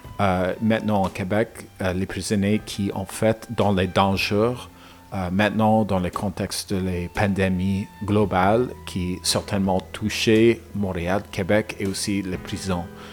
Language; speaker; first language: French; non-native, learner; English